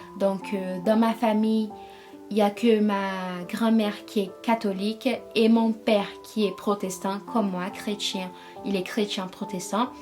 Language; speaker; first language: French; non-native, fluent; Portuguese